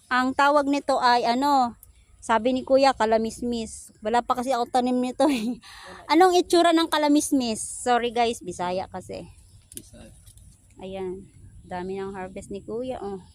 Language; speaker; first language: Filipino; non-native, local second language; Cebuano